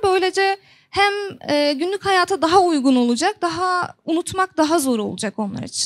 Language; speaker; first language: Turkish; native; Turkish